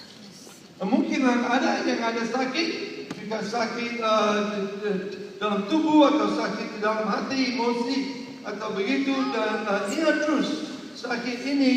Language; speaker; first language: Indonesian; non-native, learner; English